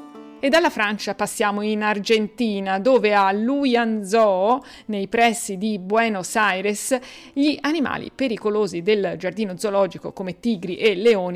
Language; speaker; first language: Italian; native; Italian